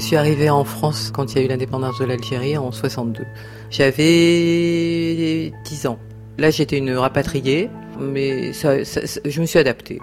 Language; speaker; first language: French; native; French